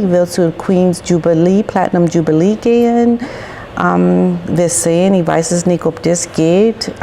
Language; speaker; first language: German; non-native, learner; English